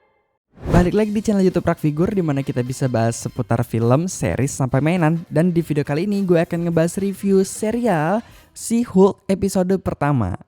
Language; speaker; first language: Indonesian; native; Indonesian